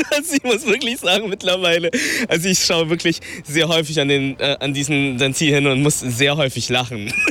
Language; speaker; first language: German; early bilingual, other home language; Vietnamese